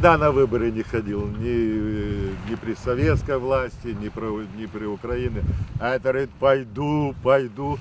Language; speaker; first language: Russian; native; Russian